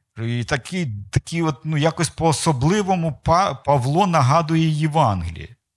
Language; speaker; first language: Ukrainian; non-native, local second language; Russian